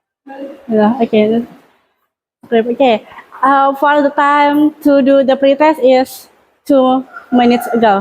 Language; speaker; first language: English; non-native, learner; Indonesian